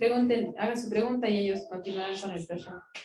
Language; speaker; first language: Spanish; native; Spanish